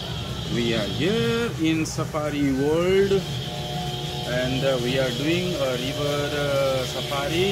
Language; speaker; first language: English; non-native, learner; Nepali